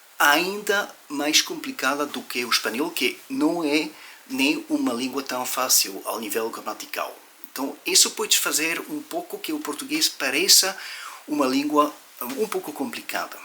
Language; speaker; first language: Portuguese; non-native, fluent; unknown